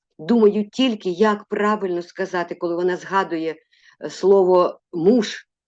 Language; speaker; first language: Ukrainian; non-native, local second language; Russian